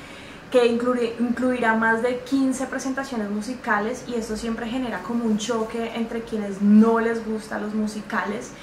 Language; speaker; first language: Spanish; native; Spanish